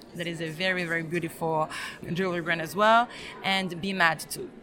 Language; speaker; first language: English; early bilingual, other home language; Serbian